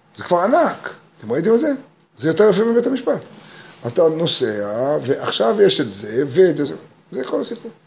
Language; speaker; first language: Hebrew; native; Hebrew